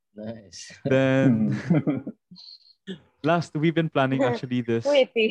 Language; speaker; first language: English; non-native, local second language; Hiligaynon